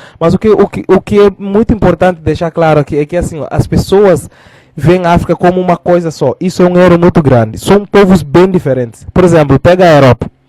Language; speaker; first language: Portuguese; non-native, local second language; Fula